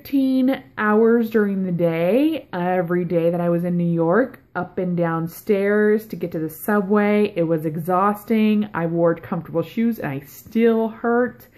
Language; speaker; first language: English; native; English